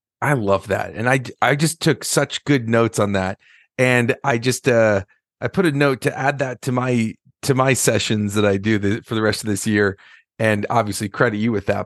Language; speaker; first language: English; native; English